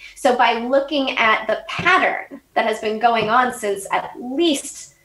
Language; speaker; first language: English; native; English